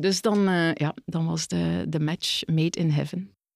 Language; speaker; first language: English; non-native, fluent; Dutch